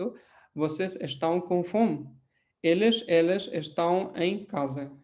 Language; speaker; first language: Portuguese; non-native, fluent; Hindi